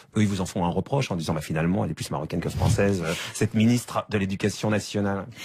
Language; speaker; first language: French; native; French